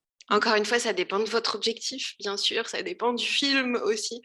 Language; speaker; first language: French; native; French